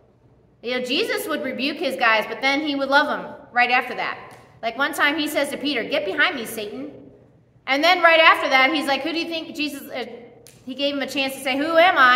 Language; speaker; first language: English; native; English